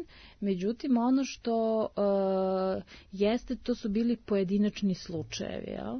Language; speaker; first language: Serbian; native; Serbian